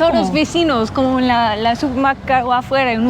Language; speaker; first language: Spanish; non-native, learner; English